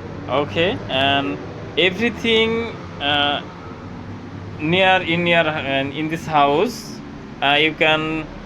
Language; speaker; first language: English; non-native, learner; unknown